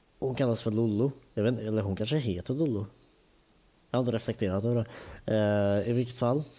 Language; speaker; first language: Swedish; native; Swedish